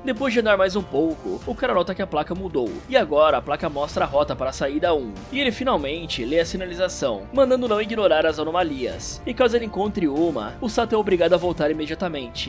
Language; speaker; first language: Portuguese; native; Portuguese